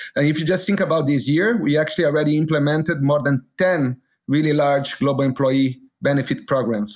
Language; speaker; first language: English; non-native, fluent; Portuguese